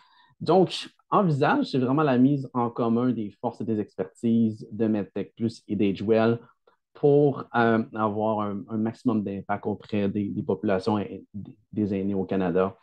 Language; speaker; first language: French; native; French